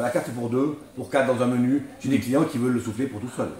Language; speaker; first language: French; native; French